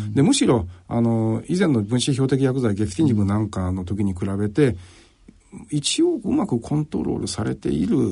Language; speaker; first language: Japanese; native; Japanese